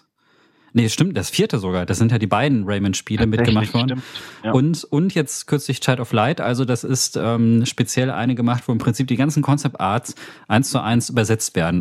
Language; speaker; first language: German; native; German